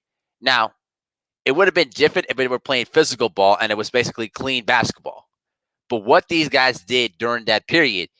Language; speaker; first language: English; native; English